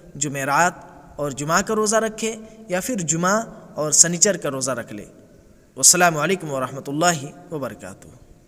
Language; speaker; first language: Hindi; native; Hindi